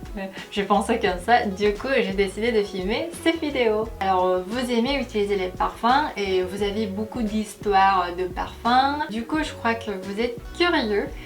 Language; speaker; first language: French; non-native, fluent; Korean